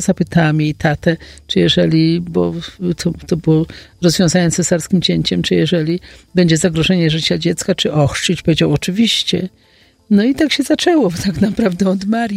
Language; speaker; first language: Polish; native; Polish